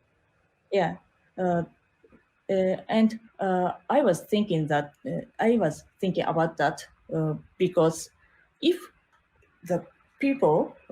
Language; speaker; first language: English; non-native, learner; Japanese